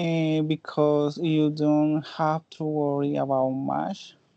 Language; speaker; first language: English; non-native, learner; Spanish